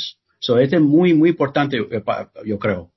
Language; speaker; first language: Spanish; non-native, learner; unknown